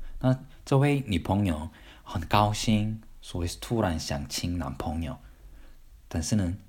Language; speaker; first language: Chinese; non-native, fluent; Korean